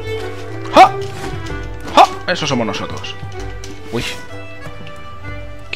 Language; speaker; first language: Spanish; native; Spanish